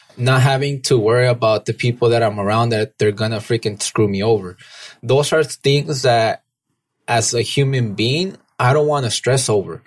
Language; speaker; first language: English; early bilingual, other home language; Spanish